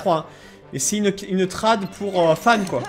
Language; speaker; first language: French; native; French